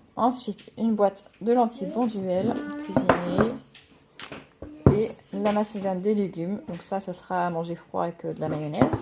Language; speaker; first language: French; native; French